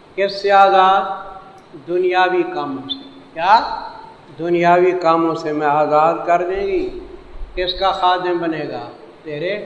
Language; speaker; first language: Urdu; non-native, local second language; Saraiki